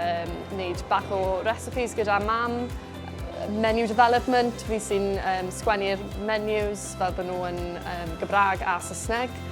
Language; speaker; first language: Welsh; native; Welsh